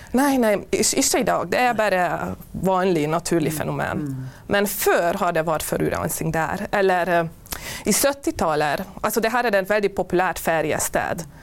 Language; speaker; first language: Norwegian; non-native, fluent; Hungarian